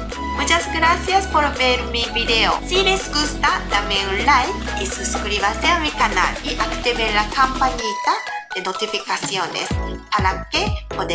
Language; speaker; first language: Spanish; non-native, learner; Japanese